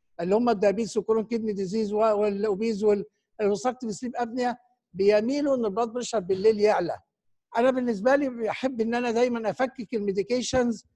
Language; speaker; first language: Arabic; native; Arabic